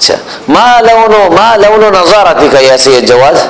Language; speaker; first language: Arabic; non-native, fluent; Urdu